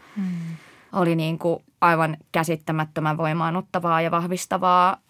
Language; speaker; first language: Finnish; native; Finnish